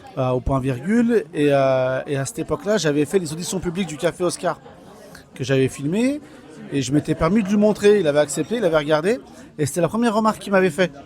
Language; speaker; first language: French; early bilingual, other home language; Kabyle